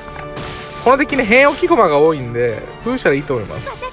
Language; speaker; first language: Japanese; native; Japanese